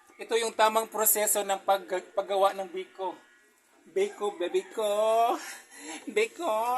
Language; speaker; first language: Filipino; non-native, local second language; Cebuano